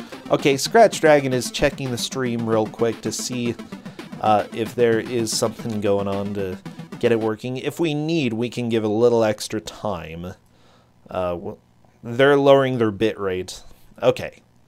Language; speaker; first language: English; native; English